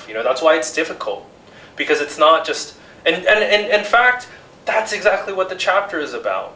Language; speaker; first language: English; native; English